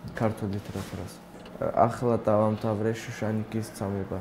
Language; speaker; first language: Georgian; non-native, local second language; Armenian